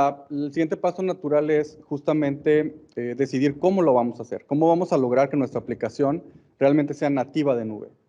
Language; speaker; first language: Spanish; native; Spanish